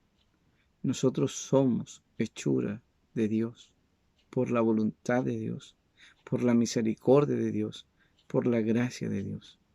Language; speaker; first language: Spanish; native; Spanish